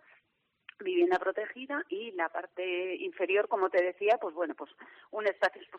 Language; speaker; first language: Spanish; native; Spanish